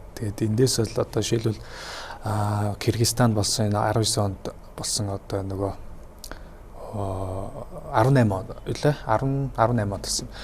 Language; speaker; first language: Mongolian; native; Mongolian